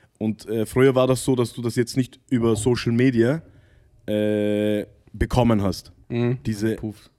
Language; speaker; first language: German; early bilingual, other home language; Arabic